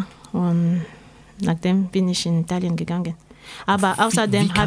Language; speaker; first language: German; non-native, learner; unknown